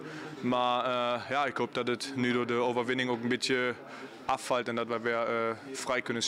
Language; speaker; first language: Dutch; non-native, learner; German